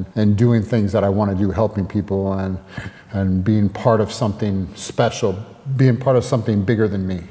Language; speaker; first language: English; native; English